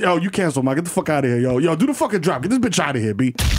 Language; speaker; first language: English; early bilingual, other home language; Spanish